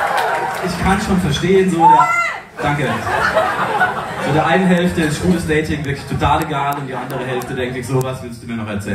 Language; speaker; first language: German; native; German